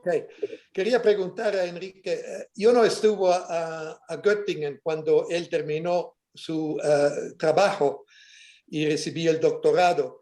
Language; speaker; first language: Spanish; non-native, fluent; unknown